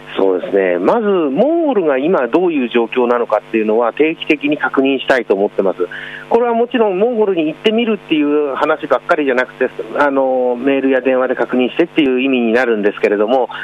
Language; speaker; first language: Japanese; native; Japanese